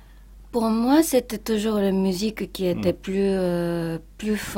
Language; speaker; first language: French; non-native, fluent; Japanese